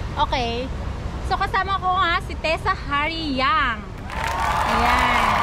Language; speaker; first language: Filipino; native; Filipino